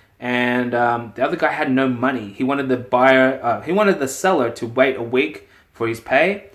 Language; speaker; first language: English; native; English